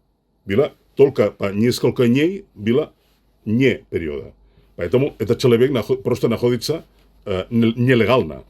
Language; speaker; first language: Russian; non-native, fluent; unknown